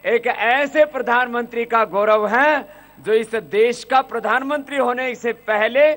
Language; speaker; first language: Hindi; native; Hindi